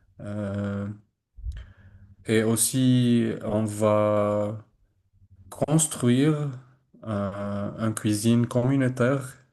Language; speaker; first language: French; non-native, learner; Arabic